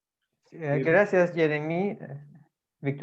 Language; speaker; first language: Spanish; non-native, fluent; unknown